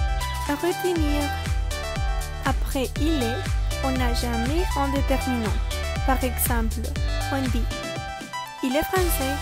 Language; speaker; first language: French; non-native, learner; Spanish